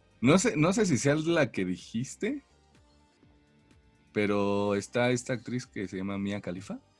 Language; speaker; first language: Spanish; native; Spanish